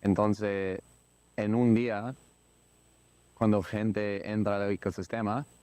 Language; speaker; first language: Spanish; non-native, learner; English